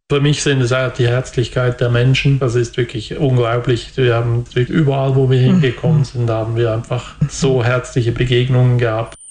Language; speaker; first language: German; native; German